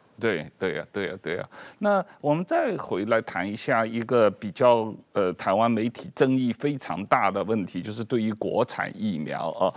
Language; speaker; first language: Chinese; native; Chinese